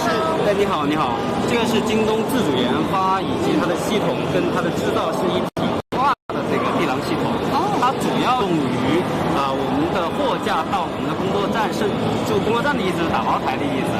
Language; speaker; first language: Chinese; native; Chinese